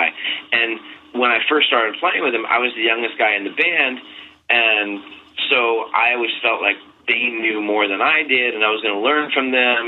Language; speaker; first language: English; native; English